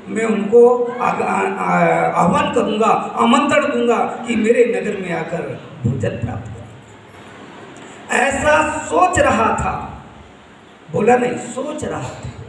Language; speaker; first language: Hindi; native; Hindi